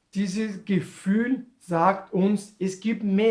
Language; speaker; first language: German; non-native, learner; Portuguese